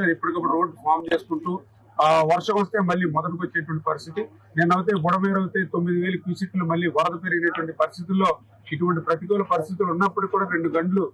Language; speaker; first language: Telugu; native; Telugu